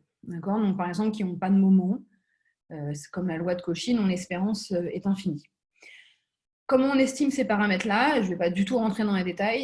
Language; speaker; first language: French; native; French